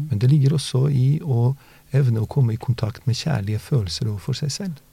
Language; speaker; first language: Norwegian; early bilingual, other home language; Bosnian